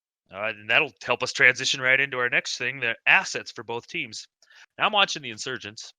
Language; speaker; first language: English; native; English